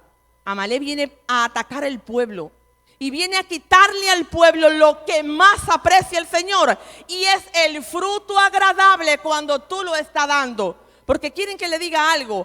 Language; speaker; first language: Spanish; native; Spanish